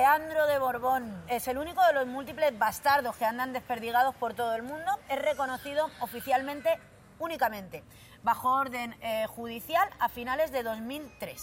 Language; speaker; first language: Spanish; native; Spanish